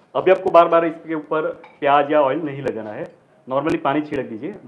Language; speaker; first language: Hindi; non-native, local second language; Gujarati